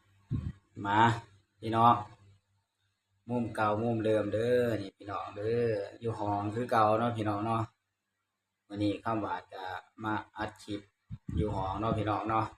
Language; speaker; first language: Thai; non-native, local second language; Lao